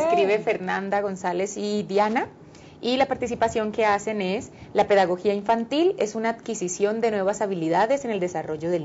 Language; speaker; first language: Spanish; native; Spanish